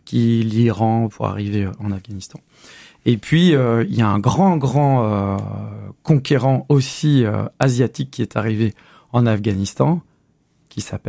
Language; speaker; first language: French; native; French